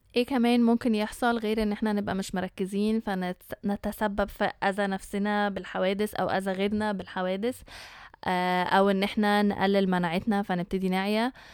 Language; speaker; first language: Arabic; early bilingual, heritage; Arabic